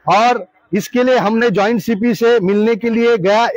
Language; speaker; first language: Hindi; non-native, local second language; Marathi